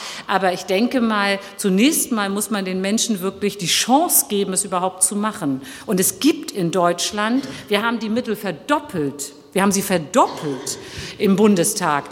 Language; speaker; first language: German; early bilingual, other home language; Turkish